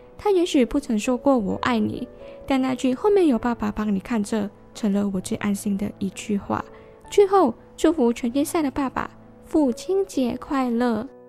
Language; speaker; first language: Chinese; native; Chinese